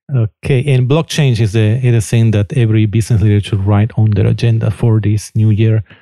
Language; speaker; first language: English; non-native, fluent; Spanish